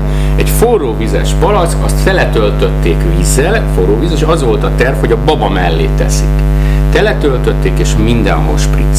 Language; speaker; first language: Hungarian; native; Hungarian